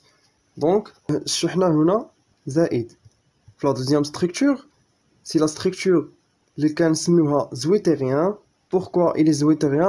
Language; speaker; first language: French; non-native, local second language; Arabic